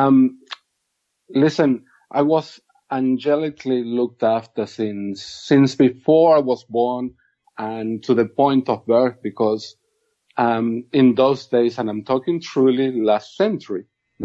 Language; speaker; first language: English; non-native, fluent; Spanish